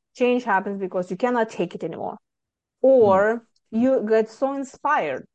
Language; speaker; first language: English; non-native, fluent; Lithuanian